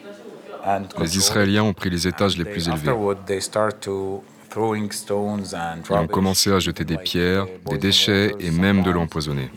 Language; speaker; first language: French; non-native, fluent; Arabic